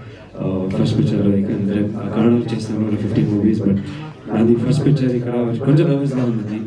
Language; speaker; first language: Telugu; non-native, learner; Kannada